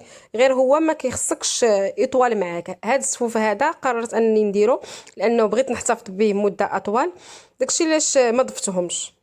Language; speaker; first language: Arabic; native; Arabic